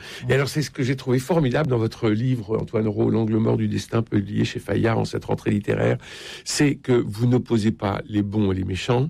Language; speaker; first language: French; native; French